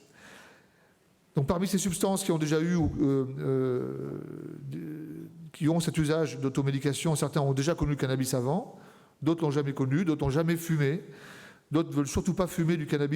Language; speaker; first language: French; native; French